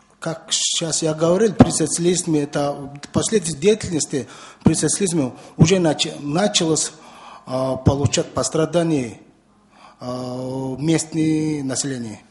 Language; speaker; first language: Russian; non-native, learner; Mongolian